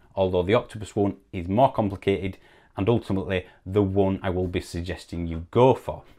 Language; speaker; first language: English; native; English